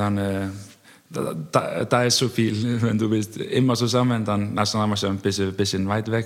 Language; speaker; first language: German; non-native, learner; Icelandic